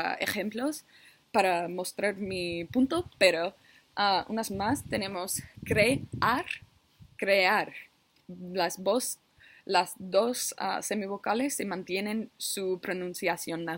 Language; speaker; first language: Spanish; non-native, learner; English